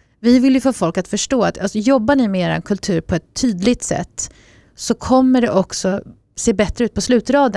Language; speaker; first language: Swedish; native; Swedish